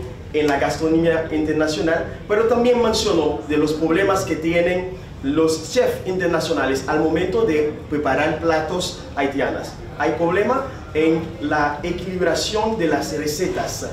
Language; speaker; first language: Spanish; non-native, fluent; Haitian Creole